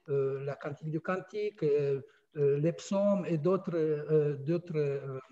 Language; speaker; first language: French; non-native, fluent; Russian